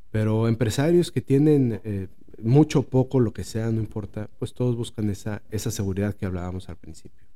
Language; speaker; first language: Spanish; native; Spanish